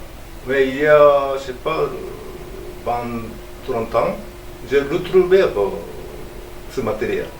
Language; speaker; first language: French; non-native, learner; Japanese